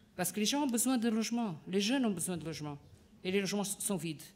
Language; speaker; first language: French; non-native, fluent; Portuguese